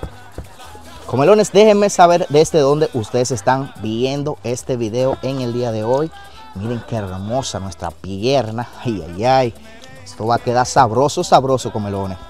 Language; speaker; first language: Spanish; native; Spanish